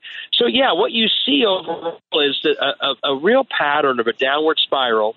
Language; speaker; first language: English; native; English